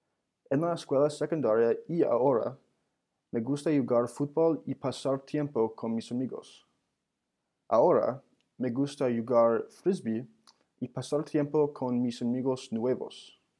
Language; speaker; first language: Spanish; non-native, learner; English